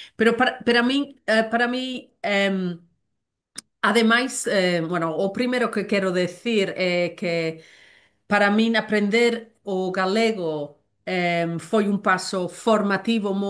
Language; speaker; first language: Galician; non-native, learner; Welsh